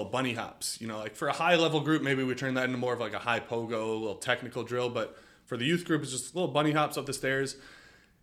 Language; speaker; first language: English; native; English